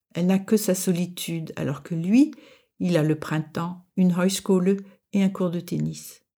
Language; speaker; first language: French; native; French